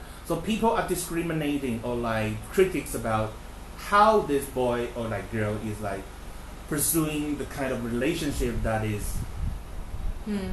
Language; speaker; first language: English; non-native, fluent; Chinese